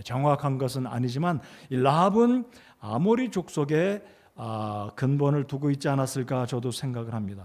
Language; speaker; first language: Korean; native; Korean